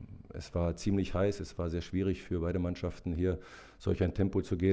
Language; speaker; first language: German; native; German